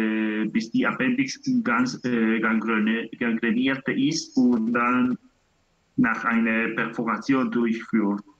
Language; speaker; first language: German; non-native, learner; Spanish